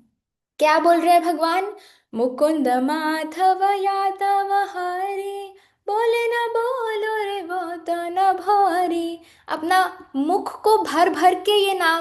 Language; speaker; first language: Hindi; native; Hindi